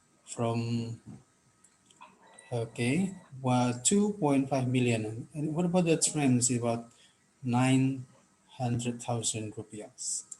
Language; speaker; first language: English; non-native, fluent; Indonesian